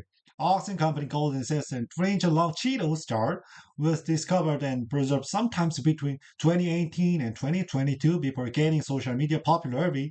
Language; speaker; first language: English; non-native, learner; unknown